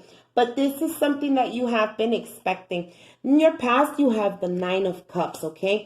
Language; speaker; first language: English; native; English